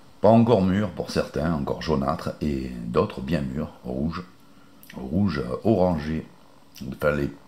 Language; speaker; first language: French; native; French